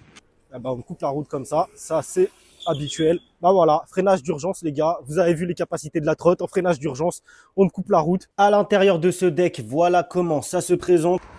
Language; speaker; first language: French; native; French